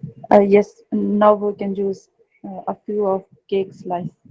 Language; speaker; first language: English; non-native, learner; Urdu